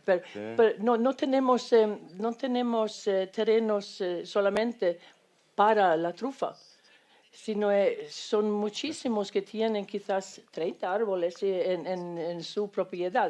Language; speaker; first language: Spanish; non-native, fluent; Swedish